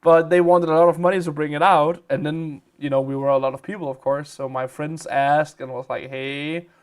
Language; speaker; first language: English; non-native, fluent; Danish